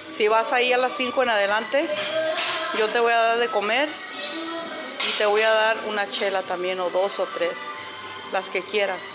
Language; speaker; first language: Spanish; early bilingual, heritage; Spanish